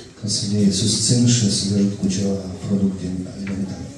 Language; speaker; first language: Romanian; non-native, learner; Russian